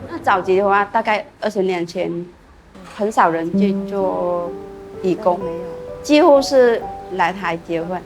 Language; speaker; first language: Chinese; non-native, fluent; Vietnamese